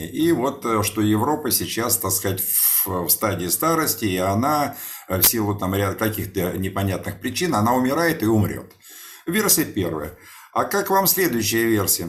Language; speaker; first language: Russian; native; Russian